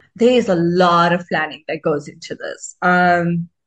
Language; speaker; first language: English; native; English